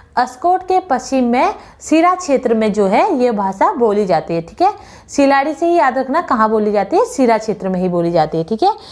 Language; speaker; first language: Hindi; native; Hindi